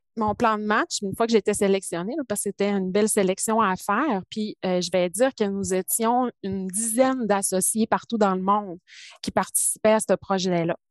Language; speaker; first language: French; native; French